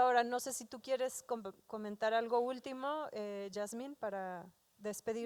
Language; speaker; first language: Spanish; native; Spanish